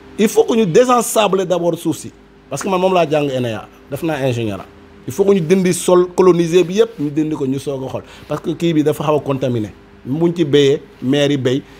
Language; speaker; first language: Wolof; non-native, local second language; Fula